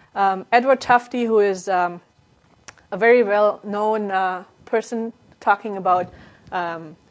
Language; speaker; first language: English; non-native, fluent; German